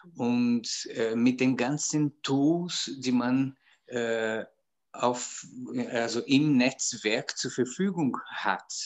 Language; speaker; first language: German; non-native, fluent; Portuguese